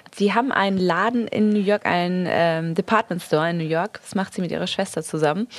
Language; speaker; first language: German; early bilingual, other home language; Spanish